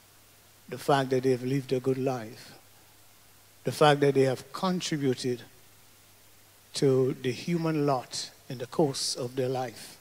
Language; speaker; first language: English; native; English